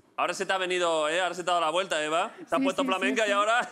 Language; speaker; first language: Spanish; native; Spanish